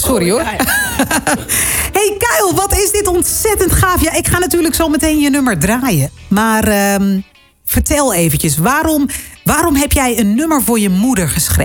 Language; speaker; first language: Dutch; native; Dutch